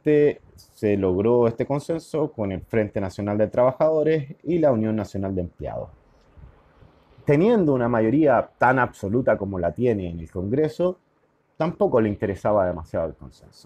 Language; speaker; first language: Spanish; native; Spanish